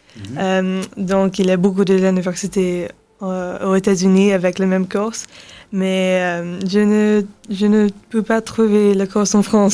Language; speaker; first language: French; non-native, learner; English